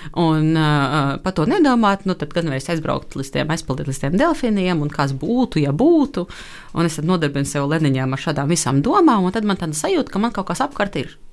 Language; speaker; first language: Latvian; non-native, local second language; Russian